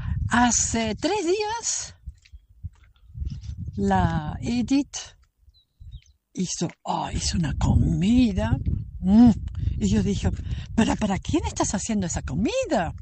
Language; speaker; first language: Spanish; non-native, fluent; German